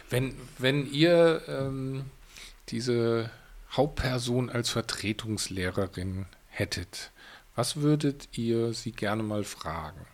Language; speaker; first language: German; native; German